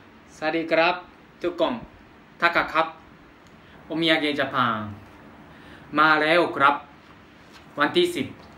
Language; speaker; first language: Thai; non-native, fluent; Japanese